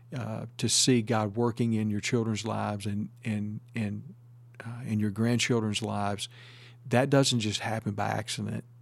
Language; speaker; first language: English; native; English